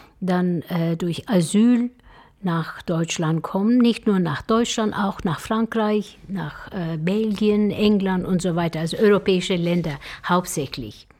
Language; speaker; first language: German; non-native, fluent; Turkish